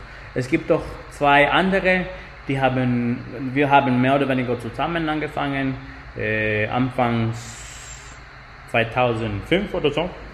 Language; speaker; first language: German; non-native, fluent; Spanish